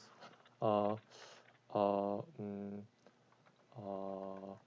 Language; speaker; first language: English; non-native, learner; Korean